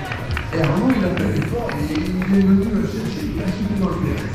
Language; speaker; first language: French; native; French